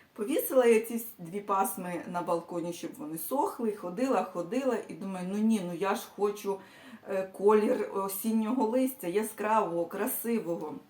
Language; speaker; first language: Ukrainian; native; Ukrainian